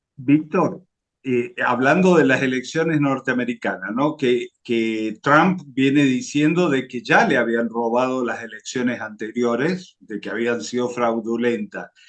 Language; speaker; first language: Spanish; native; Spanish